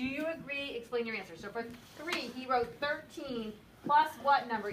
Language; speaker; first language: English; native; English